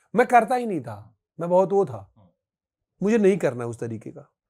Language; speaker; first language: Hindi; native; Hindi